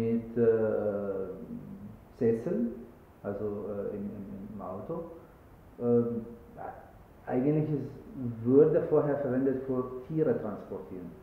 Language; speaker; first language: German; non-native, learner; Arabic